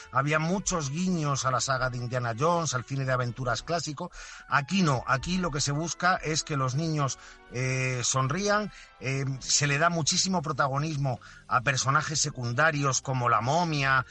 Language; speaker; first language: Spanish; native; Spanish